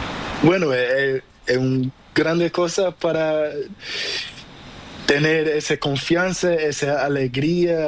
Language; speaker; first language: Spanish; non-native, learner; Portuguese